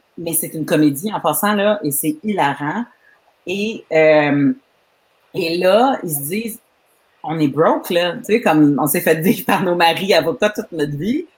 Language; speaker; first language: French; native; French